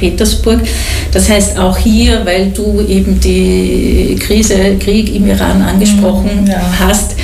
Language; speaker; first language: German; native; German